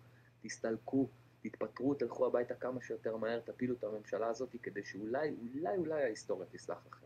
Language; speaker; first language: Hebrew; native; Hebrew